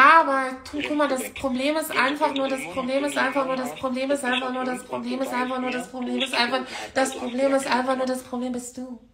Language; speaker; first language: German; native; German